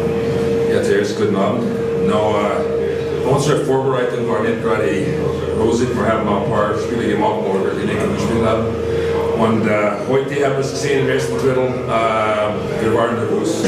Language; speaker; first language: German; non-native, fluent; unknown